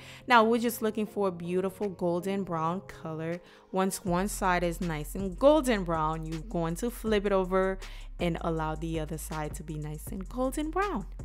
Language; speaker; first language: English; native; English